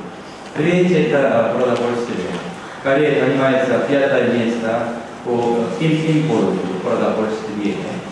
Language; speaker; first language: Russian; non-native, learner; Korean